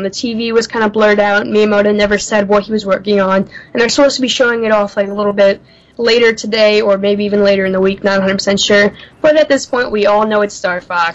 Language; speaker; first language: English; native; English